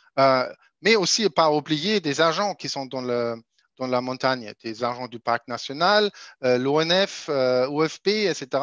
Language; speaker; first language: French; non-native, fluent; German